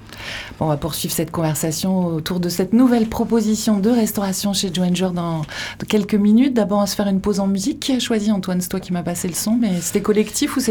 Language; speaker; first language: French; native; French